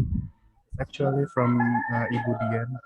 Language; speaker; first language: English; non-native, learner; Indonesian